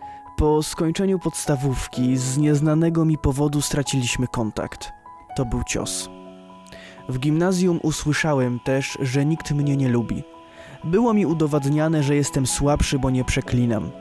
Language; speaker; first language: Polish; native; Polish